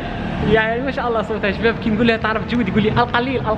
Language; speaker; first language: Arabic; native; Arabic